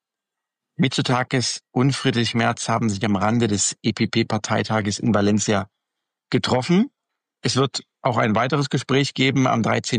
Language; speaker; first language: German; native; German